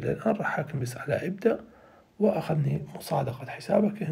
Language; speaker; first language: Arabic; native; Arabic